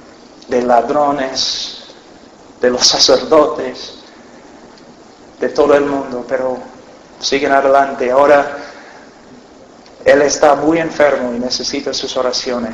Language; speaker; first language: Spanish; non-native, fluent; English